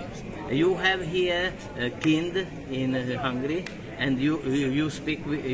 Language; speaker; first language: English; non-native, learner; Hungarian